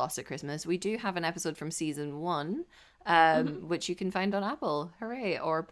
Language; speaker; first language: English; native; English